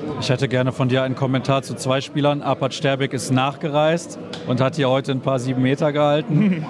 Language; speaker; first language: German; native; German